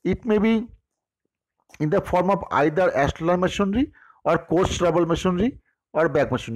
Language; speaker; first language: English; non-native, local second language; Bangla